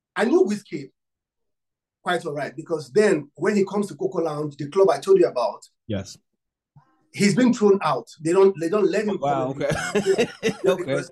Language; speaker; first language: English; non-native, local second language; Yoruba